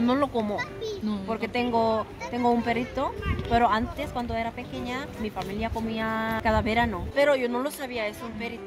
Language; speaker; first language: Spanish; non-native, fluent; Korean